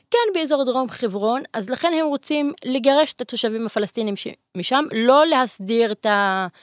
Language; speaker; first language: Hebrew; non-native, local second language; Arabic